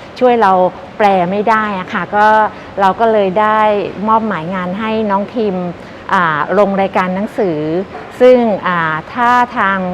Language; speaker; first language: Thai; native; Thai